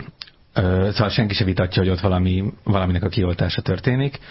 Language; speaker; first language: Hungarian; native; Hungarian